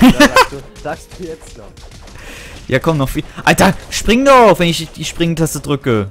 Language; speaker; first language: German; native; German